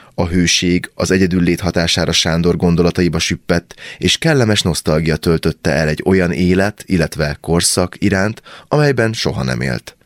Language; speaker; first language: Hungarian; native; Hungarian